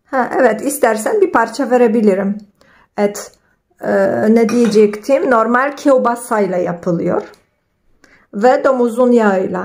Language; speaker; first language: Turkish; non-native, fluent; Polish